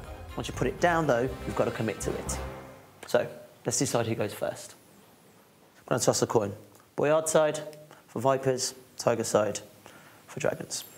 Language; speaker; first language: English; native; English